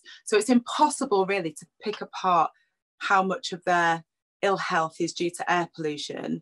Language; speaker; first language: English; native; English